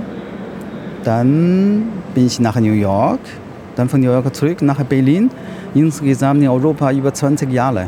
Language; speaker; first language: German; non-native, learner; Chinese